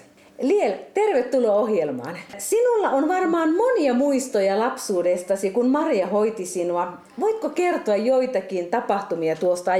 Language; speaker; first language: Finnish; native; Finnish